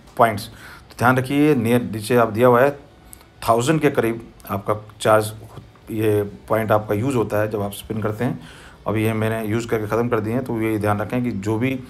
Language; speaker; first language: Hindi; native; Hindi